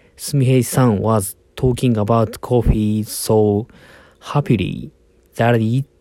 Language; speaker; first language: English; non-native, learner; Japanese